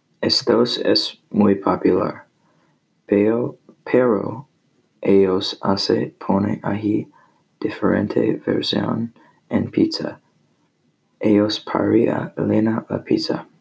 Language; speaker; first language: Spanish; non-native, learner; English